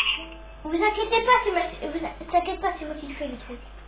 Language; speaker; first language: French; native; French